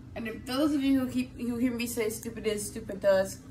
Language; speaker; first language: English; native; English